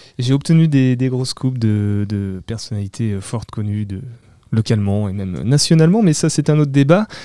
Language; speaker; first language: French; native; French